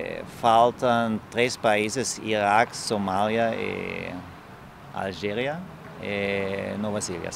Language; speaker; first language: Portuguese; non-native, learner; German